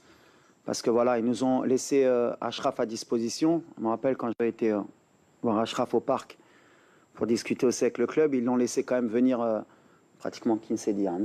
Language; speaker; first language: French; native; French